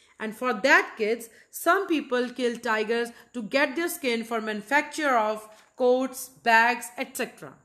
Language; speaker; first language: English; non-native, local second language; Punjabi